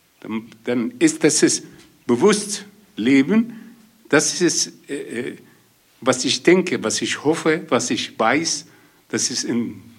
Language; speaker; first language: German; non-native, learner; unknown